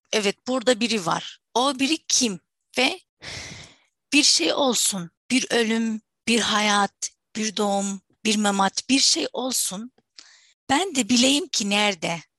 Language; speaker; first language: Turkish; non-native, fluent; Arabic